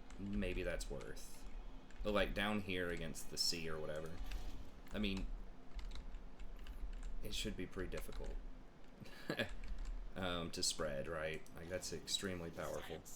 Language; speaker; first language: English; native; English